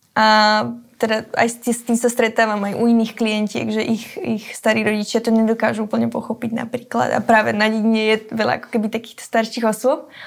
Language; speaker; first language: Slovak; native; Slovak